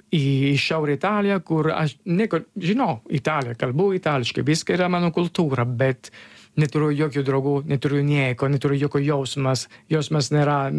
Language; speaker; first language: Lithuanian; non-native, learner; Italian